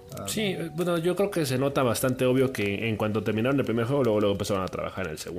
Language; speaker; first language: Spanish; native; Spanish